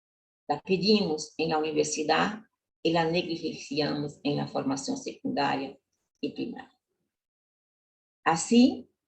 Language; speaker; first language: Spanish; non-native, learner; Portuguese